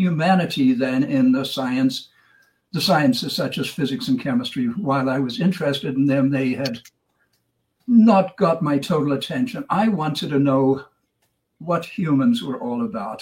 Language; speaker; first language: English; native; English